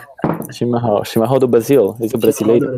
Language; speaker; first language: Portuguese; non-native, fluent; Spanish